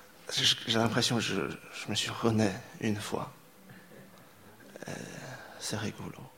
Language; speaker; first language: French; non-native, fluent; Chinese